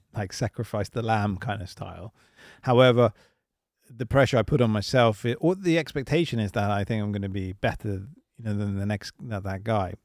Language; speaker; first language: English; native; English